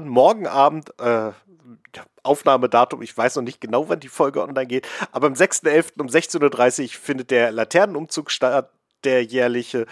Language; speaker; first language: German; native; German